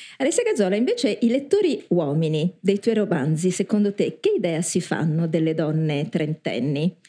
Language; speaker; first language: Italian; native; Italian